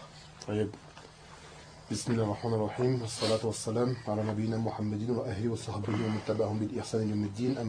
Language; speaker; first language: Arabic; non-native, fluent; French